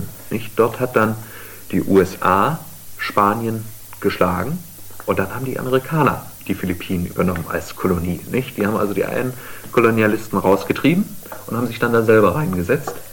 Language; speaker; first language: German; native; German